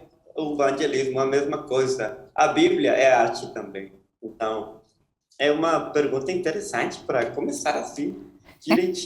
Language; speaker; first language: Portuguese; non-native, fluent; Spanish